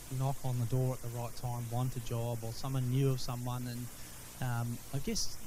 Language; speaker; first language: English; native; English